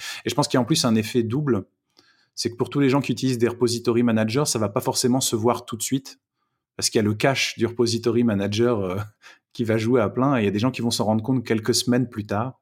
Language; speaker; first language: French; native; French